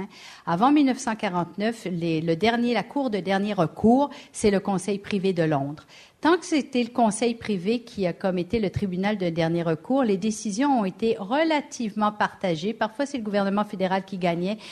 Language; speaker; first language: French; native; French